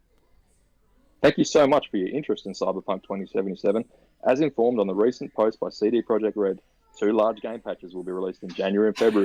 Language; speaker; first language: English; native; English